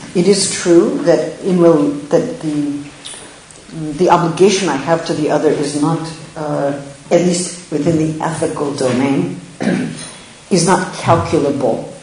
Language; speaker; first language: English; native; English